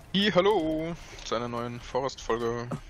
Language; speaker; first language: German; native; German